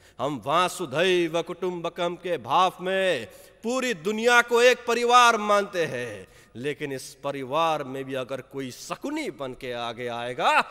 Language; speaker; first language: Hindi; non-native, local second language; Nepali